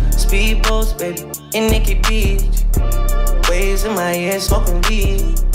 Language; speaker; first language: German; early bilingual, other home language; Greek